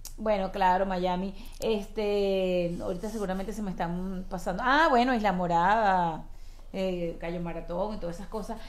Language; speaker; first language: Spanish; native; Spanish